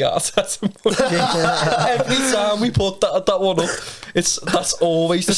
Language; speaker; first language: English; native; English